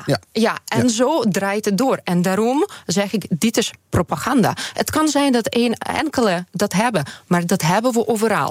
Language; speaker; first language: Dutch; non-native, fluent; Ukrainian